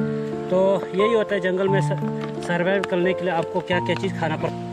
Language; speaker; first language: Hindi; non-native, local second language; Nyishi